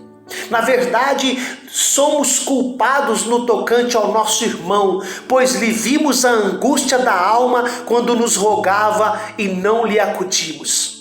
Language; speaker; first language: Portuguese; native; Portuguese